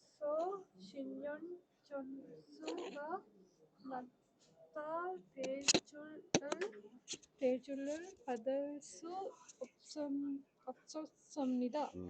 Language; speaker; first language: Korean; non-native, learner; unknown